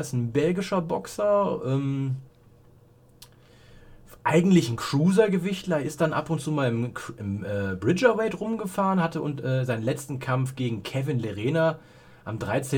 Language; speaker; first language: German; native; German